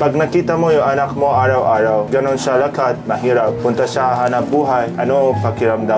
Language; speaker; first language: Filipino; non-native, learner; Arabic